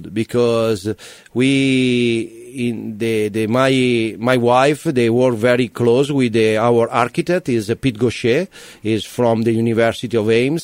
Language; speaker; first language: English; non-native, learner; Italian